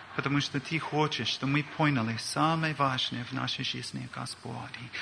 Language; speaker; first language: Russian; non-native, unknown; English